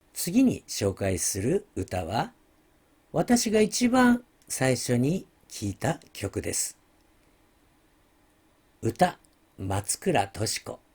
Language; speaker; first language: Japanese; native; Japanese